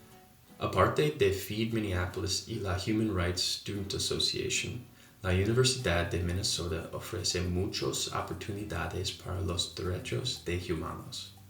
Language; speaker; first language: Spanish; non-native, learner; English